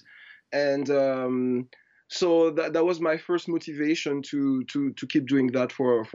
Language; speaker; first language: English; non-native, fluent; French